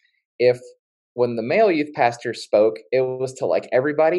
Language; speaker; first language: English; native; English